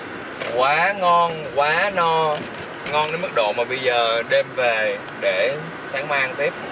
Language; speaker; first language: Vietnamese; early bilingual, heritage; Vietnamese